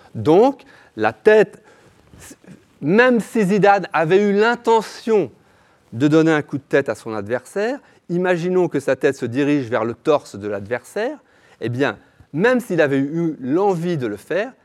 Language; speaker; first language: French; native; French